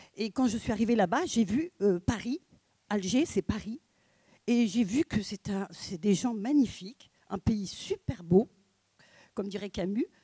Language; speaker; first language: French; native; French